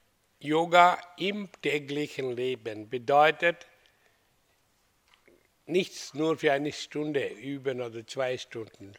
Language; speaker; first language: German; non-native, fluent; Hindi